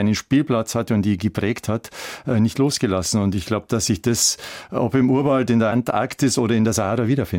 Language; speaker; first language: German; native; German